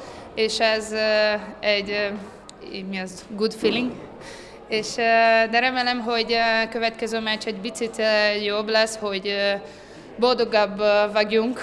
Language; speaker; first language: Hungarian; non-native, learner; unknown